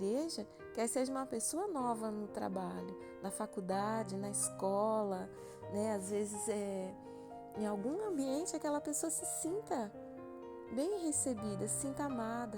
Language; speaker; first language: Portuguese; native; Portuguese